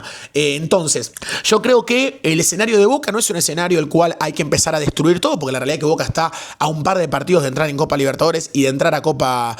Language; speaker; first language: Spanish; native; Spanish